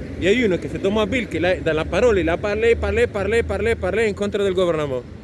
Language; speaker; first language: French; non-native, learner; Spanish